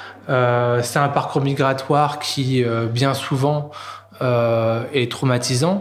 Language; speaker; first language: French; native; French